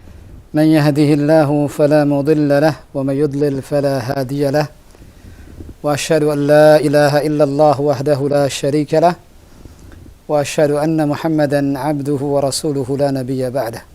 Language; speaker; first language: Arabic; non-native, fluent; Indonesian